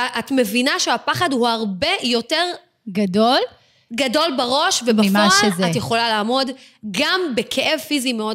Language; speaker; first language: Hebrew; native; Hebrew